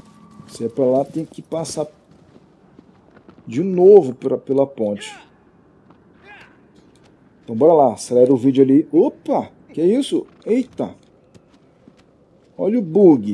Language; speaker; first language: Portuguese; native; Portuguese